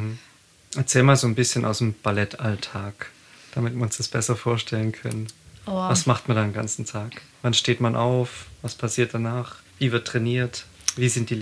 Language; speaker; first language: German; native; German